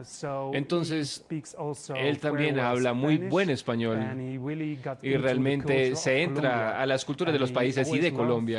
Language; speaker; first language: Spanish; non-native, fluent; Dutch